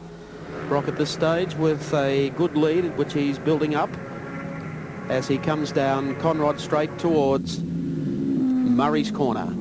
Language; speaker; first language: English; native; English